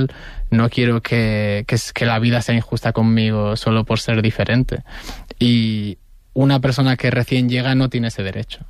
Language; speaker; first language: Spanish; native; Spanish